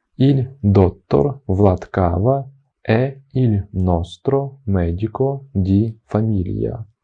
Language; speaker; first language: Italian; non-native, fluent; Ukrainian